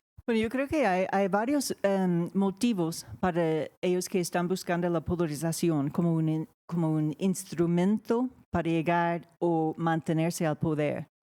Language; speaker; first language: Spanish; non-native, fluent; English